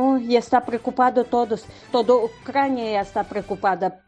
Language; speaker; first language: Spanish; non-native, learner; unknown